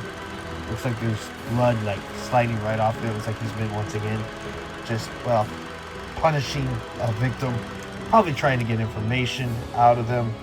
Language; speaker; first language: English; native; English